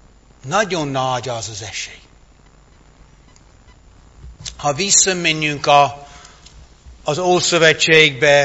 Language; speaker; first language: Hungarian; non-native, fluent; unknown